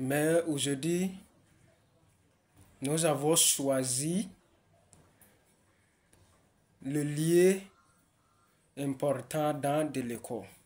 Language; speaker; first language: French; non-native, learner; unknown